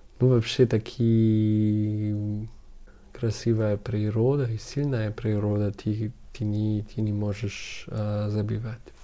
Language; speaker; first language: Russian; non-native, learner; German